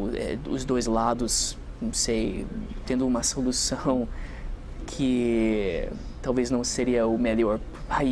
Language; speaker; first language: Portuguese; non-native, fluent; English